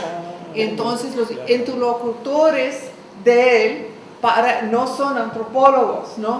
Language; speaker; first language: Spanish; non-native, fluent; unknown